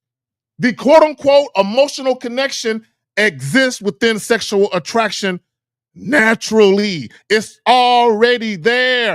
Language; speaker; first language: English; native; English